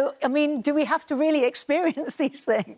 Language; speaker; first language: English; native; English